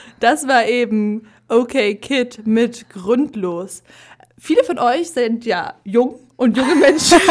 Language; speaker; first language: German; early bilingual, other home language; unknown